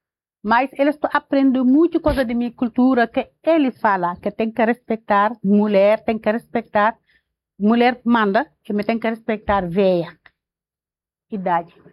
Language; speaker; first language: Portuguese; non-native, learner; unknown